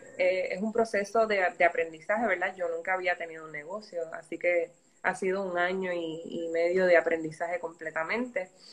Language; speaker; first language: Spanish; native; Spanish